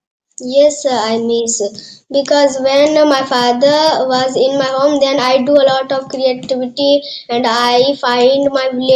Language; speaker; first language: English; non-native, learner; Hindi